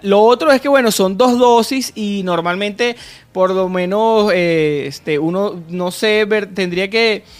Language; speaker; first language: Spanish; native; Spanish